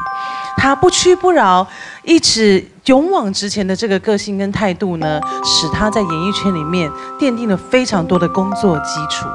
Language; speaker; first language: Chinese; native; Chinese